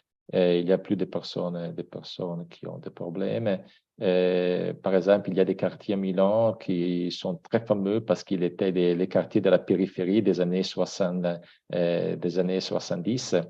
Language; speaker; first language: French; non-native, fluent; Italian